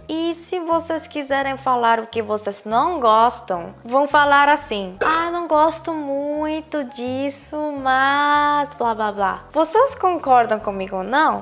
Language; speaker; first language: Portuguese; non-native, fluent; Korean